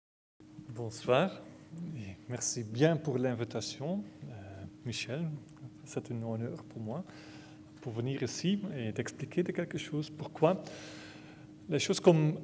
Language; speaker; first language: French; non-native, learner; Dutch